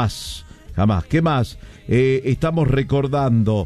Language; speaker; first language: Spanish; native; Spanish